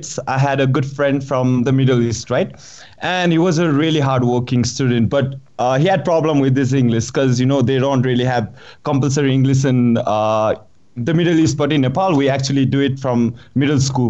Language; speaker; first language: English; non-native, local second language; Nepali